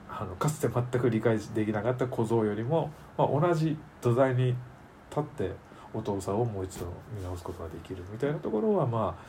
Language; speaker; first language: Japanese; native; Japanese